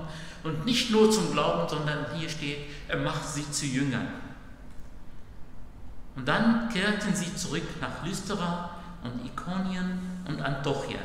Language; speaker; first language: German; non-native, fluent; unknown